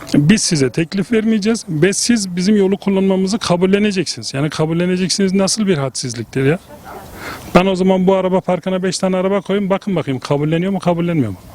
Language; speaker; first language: Turkish; early bilingual, heritage; Turkish